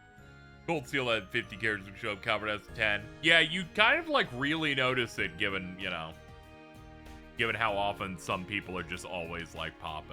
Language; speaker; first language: English; native; English